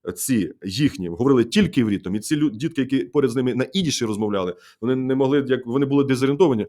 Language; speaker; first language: Ukrainian; native; Ukrainian